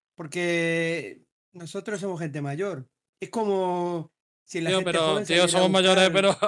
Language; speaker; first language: Spanish; native; Spanish